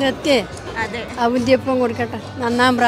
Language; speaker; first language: Malayalam; non-native, learner; Nepali